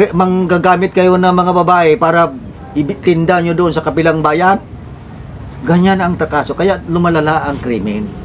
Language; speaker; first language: Filipino; non-native, local second language; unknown